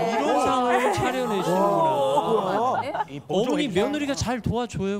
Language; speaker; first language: Korean; native; Korean